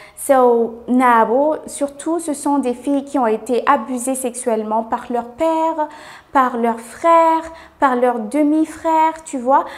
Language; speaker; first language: French; non-native, local second language; Rundi